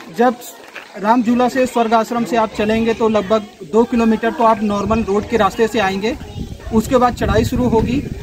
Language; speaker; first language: Hindi; native; Hindi